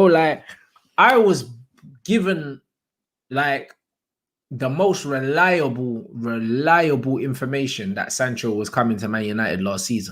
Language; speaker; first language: English; native; English